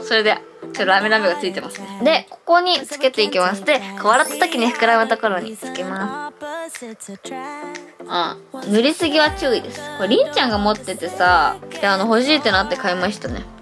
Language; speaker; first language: Japanese; native; Japanese